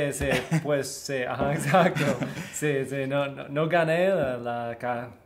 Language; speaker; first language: Spanish; early bilingual, heritage; Spanish